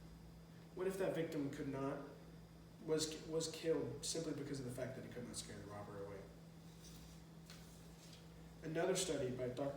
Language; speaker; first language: English; native; English